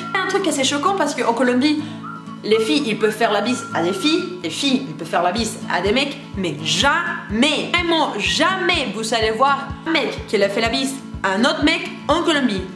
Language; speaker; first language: French; non-native, learner; Spanish